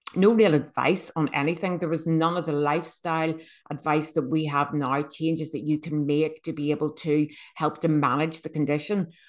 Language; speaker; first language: English; native; English